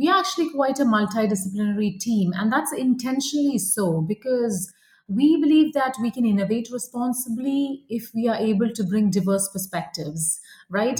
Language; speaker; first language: English; non-native, local second language; Malayalam